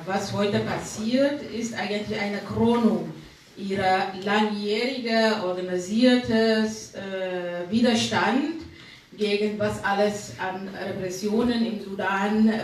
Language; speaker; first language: German; non-native, fluent; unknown